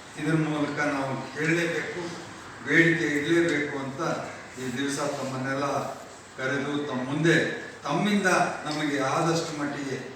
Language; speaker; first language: Kannada; non-native, local second language; Lambadi